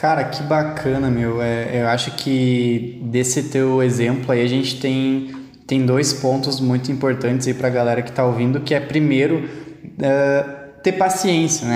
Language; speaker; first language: Portuguese; native; Portuguese